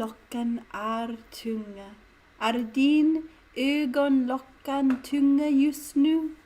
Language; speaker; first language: Swedish; non-native, learner; English